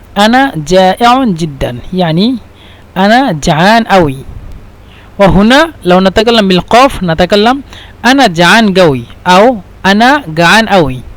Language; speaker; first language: Egyptian Arabic; non-native, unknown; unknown